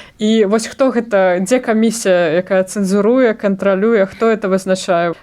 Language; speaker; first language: Belarusian; non-native, local second language; Russian